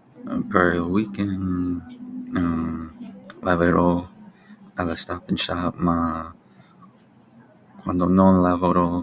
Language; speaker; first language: Italian; non-native, learner; English